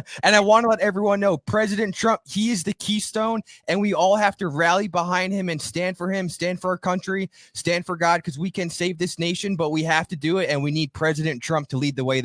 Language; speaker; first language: English; native; English